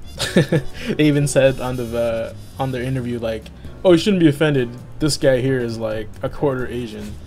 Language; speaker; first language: English; native; English